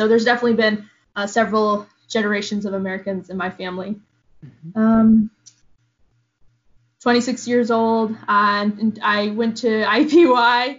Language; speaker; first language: English; early bilingual, other home language; Arabic